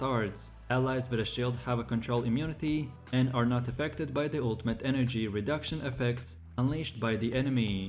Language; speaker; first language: English; non-native, fluent; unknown